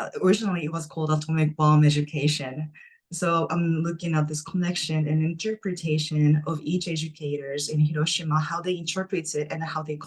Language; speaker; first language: English; non-native, fluent; Japanese